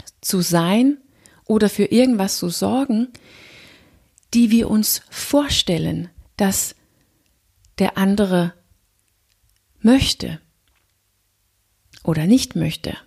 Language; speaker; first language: German; non-native, fluent; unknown